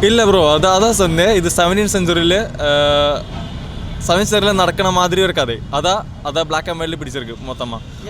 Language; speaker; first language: Tamil; non-native, local second language; Malayalam